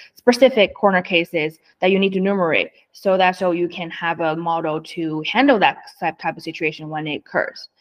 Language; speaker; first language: English; non-native, fluent; Chinese